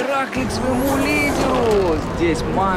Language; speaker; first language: Russian; native; Russian